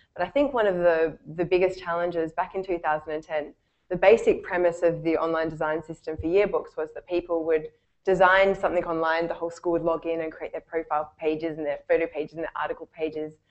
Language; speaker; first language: English; native; English